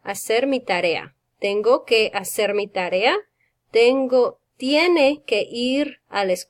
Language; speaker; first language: Spanish; non-native, fluent; English